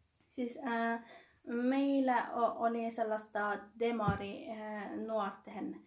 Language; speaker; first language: Finnish; non-native, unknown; Persian